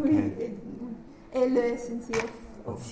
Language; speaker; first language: French; non-native, learner; English